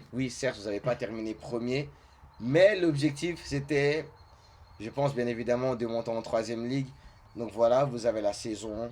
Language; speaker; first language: French; native; French